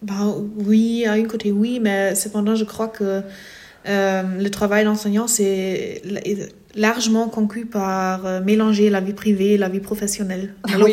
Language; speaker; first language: French; non-native, fluent; German